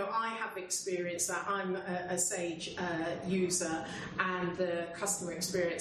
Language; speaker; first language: English; native; English